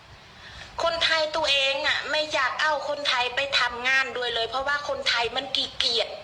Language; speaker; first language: Thai; non-native, fluent; Khmer